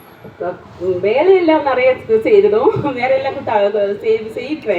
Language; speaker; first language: Tamil; non-native, learner; Malayalam